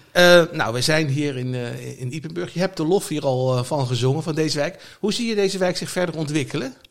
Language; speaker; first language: Dutch; native; Dutch